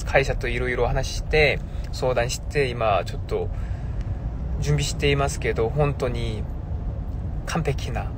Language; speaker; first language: Japanese; non-native, fluent; Korean